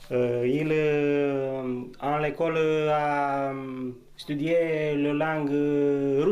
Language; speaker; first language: French; non-native, learner; Romanian